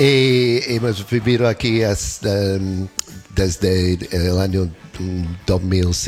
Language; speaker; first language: Spanish; non-native, learner; English